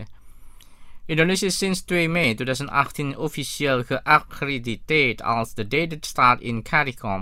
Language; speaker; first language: Dutch; non-native, fluent; Indonesian